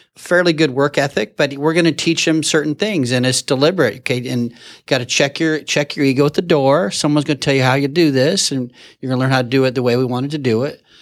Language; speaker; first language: English; native; English